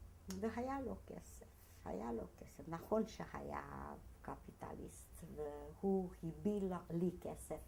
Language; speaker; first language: Hebrew; non-native, fluent; Hungarian